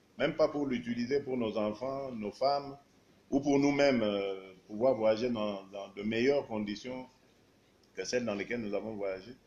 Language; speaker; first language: French; non-native, local second language; Luba-Lulua